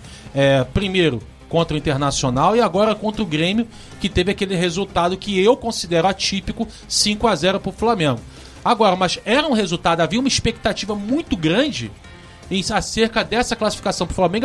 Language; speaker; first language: Portuguese; native; Portuguese